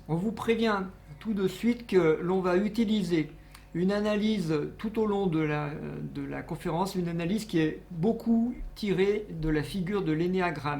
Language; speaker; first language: French; native; French